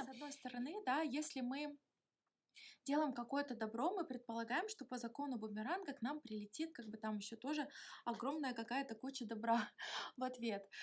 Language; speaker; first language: Russian; native; Russian